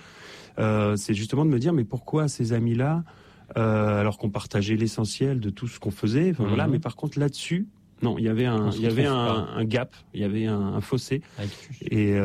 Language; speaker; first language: French; native; French